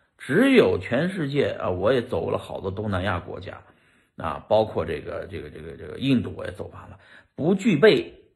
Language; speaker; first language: Chinese; native; Chinese